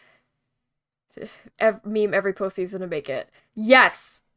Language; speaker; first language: English; native; English